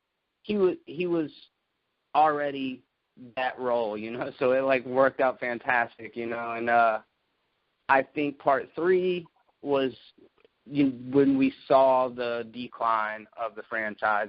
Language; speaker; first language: English; native; English